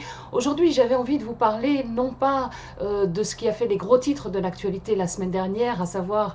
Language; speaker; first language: French; native; French